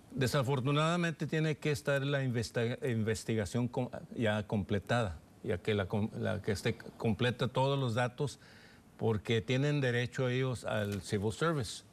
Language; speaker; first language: Spanish; early bilingual, heritage; Spanish